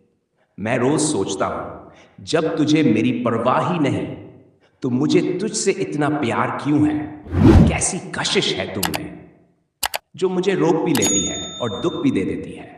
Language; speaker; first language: Urdu; native; Urdu